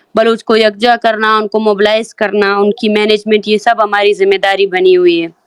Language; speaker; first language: Urdu; non-native, local second language; Baluchi